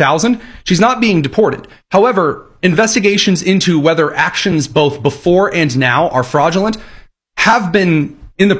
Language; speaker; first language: English; native; English